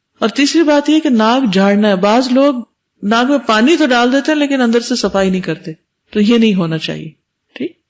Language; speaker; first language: Urdu; native; Urdu